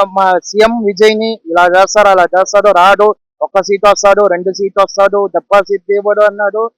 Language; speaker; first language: Telugu; native; Telugu